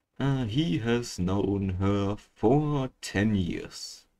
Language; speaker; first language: English; non-native, fluent; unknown